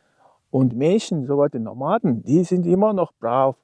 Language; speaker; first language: German; non-native, learner; Mongolian